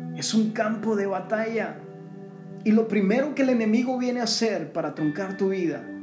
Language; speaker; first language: Spanish; early bilingual, heritage; Spanish